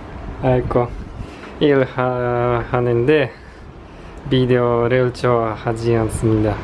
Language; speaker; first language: Korean; non-native, learner; Polish